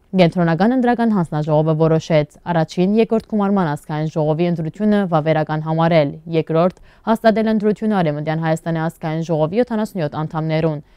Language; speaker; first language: Armenian; early bilingual, heritage; Armenian